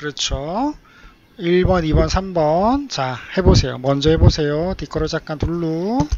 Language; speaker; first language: Korean; native; Korean